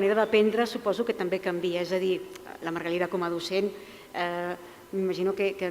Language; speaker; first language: Catalan; native; Catalan